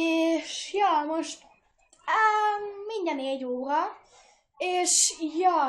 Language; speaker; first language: Hungarian; early bilingual, heritage; Hungarian